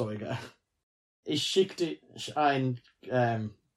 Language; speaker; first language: German; non-native, learner; English